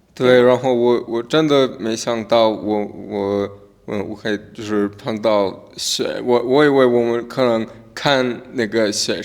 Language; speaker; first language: Chinese; non-native, learner; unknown